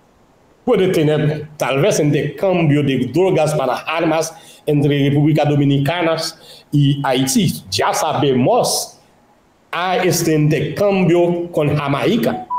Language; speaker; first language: Spanish; non-native, local second language; Haitian Creole